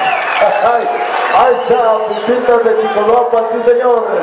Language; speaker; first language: Spanish; native; Spanish